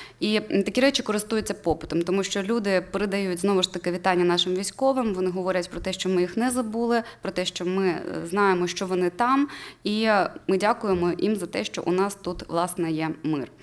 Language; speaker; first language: Ukrainian; native; Ukrainian